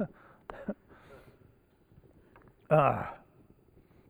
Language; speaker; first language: English; early bilingual, other home language; Japanese